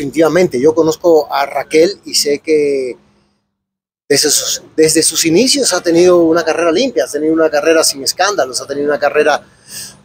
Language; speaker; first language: Spanish; native; Spanish